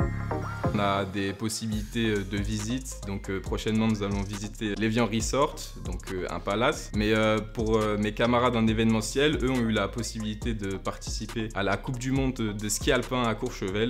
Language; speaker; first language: French; native; French